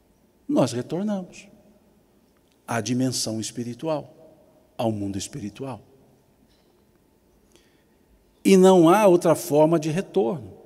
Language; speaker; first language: Portuguese; native; Portuguese